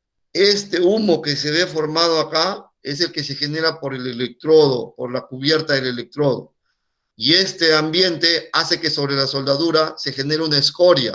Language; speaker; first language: Spanish; native; Spanish